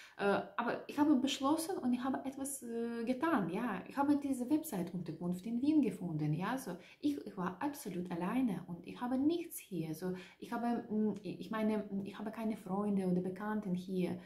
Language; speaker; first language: German; non-native, learner; Russian